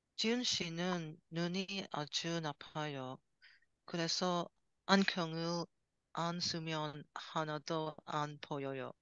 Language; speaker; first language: Korean; non-native, learner; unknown